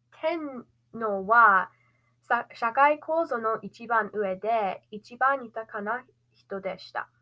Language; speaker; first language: Japanese; non-native, learner; English